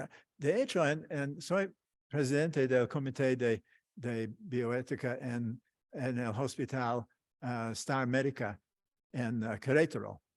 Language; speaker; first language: Spanish; non-native, fluent; English